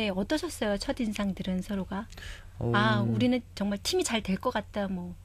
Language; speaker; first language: Korean; native; Korean